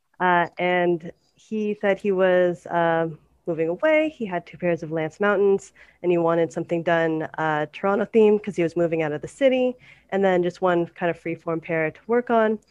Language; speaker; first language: English; native; English